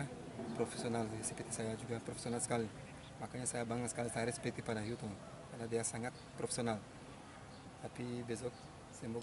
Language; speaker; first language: Indonesian; non-native, fluent; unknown